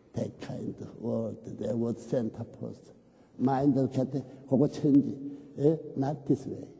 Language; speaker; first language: English; non-native, learner; Korean